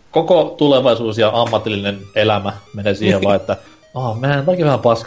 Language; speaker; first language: Finnish; native; Finnish